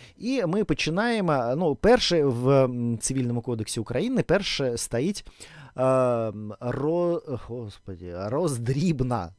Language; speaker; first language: Ukrainian; non-native, fluent; Russian